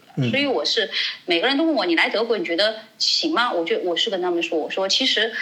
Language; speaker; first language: Chinese; native; Chinese